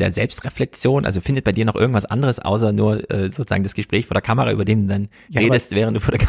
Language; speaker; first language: German; native; German